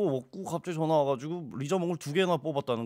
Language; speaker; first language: Korean; native; Korean